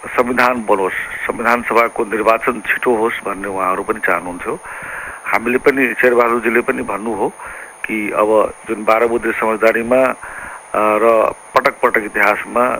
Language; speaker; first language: Nepali; non-native, local second language; Maithili